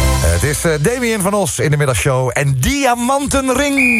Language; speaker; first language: Dutch; native; Dutch